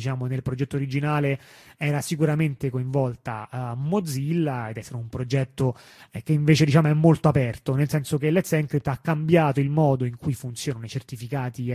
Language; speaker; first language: Italian; native; Italian